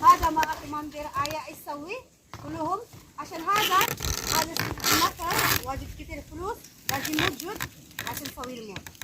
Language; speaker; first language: Arabic; non-native, learner; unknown